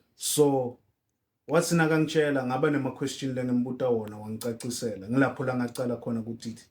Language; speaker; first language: Zulu; non-native, local second language; Swati